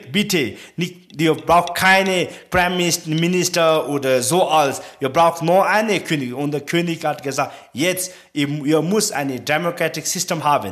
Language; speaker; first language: German; non-native, learner; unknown